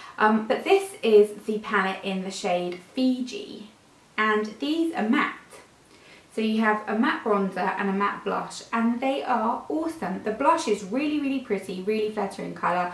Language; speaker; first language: English; native; English